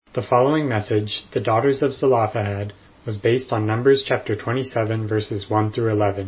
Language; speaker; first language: English; native; English